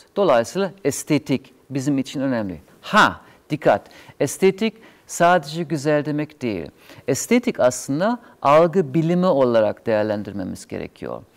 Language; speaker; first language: Turkish; non-native, fluent; German